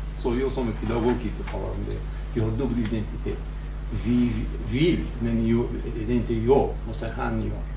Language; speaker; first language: Swedish; non-native, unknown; Kurdish